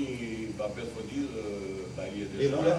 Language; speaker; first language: French; non-native, learner; Bosnian